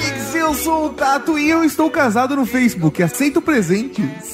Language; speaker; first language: Portuguese; native; Portuguese